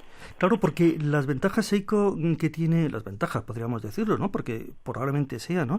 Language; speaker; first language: Spanish; native; Spanish